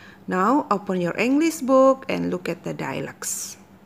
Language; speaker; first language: English; non-native, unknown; Indonesian